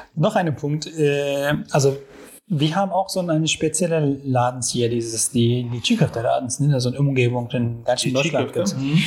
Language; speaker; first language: German; non-native, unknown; Turkish